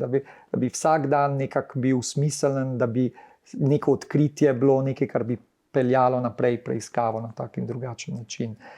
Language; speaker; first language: Slovenian; early bilingual, heritage; Slovenian